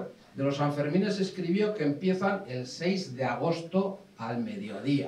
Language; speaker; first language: Spanish; native; Spanish